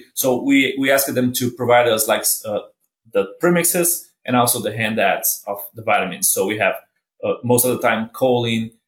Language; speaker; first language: English; non-native, fluent; Portuguese